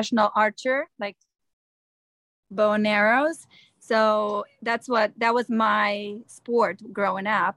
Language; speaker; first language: English; non-native, fluent; Romanian